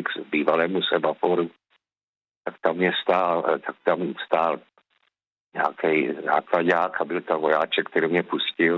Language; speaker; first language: Czech; native; Czech